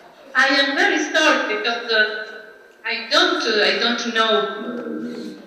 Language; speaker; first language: English; non-native, learner; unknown